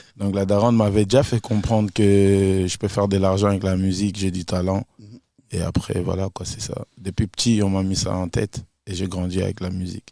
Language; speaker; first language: French; non-native, local second language; Lingala